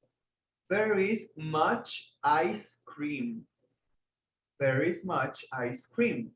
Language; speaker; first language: English; non-native, fluent; Spanish